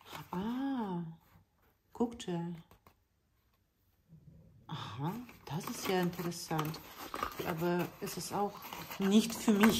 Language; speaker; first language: German; non-native, learner; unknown